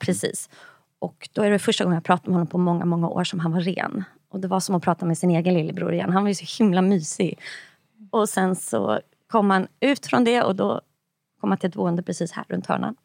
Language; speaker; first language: Swedish; native; Swedish